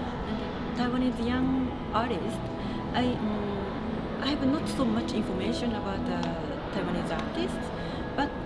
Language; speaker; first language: English; non-native, learner; Japanese